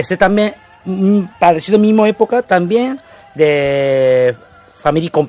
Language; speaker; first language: Spanish; non-native, learner; Japanese